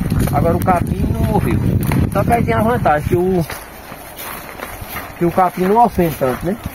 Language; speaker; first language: Portuguese; native; Portuguese